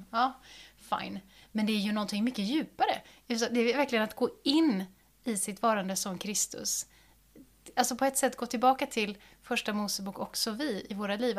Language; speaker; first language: Swedish; native; Swedish